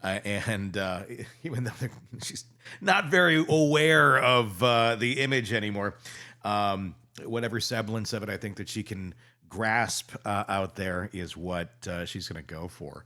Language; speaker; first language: English; native; English